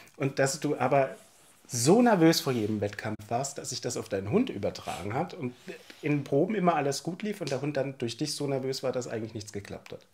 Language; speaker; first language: German; native; German